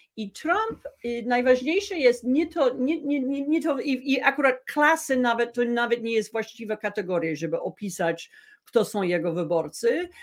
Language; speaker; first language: Polish; non-native, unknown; English